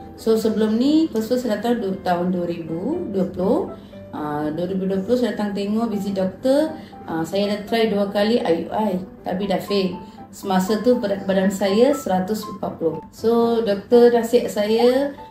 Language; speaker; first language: Malay; non-native, local second language; Tamil